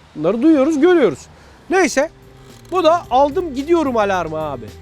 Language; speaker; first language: Turkish; native; Turkish